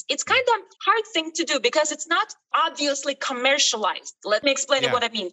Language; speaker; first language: English; non-native, fluent; Ukrainian